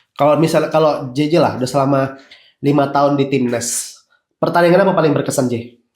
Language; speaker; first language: Indonesian; native; Indonesian